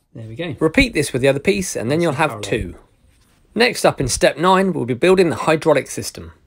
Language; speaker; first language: English; native; English